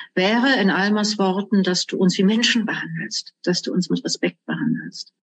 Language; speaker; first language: German; native; German